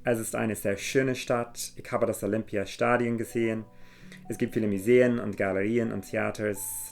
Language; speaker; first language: German; non-native, fluent; English